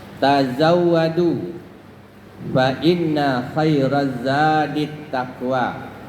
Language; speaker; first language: Malay; non-native, local second language; Minangkabau